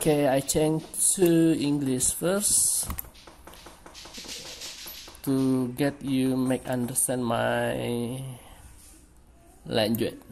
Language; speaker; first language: English; non-native, learner; Indonesian